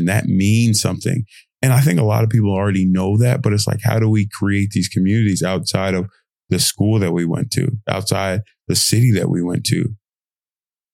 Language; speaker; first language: English; native; English